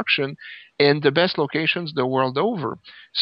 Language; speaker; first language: English; native; English